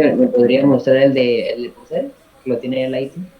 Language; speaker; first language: Spanish; native; Spanish